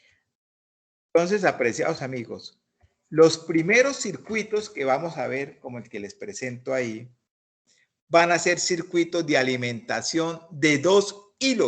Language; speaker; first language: Spanish; native; Spanish